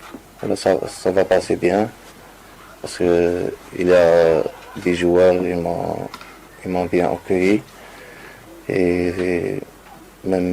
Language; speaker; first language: French; non-native, learner; Arabic